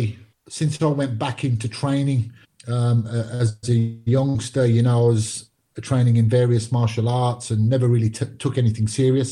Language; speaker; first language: English; native; English